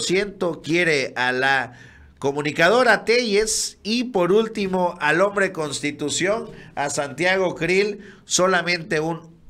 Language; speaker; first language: Spanish; native; Spanish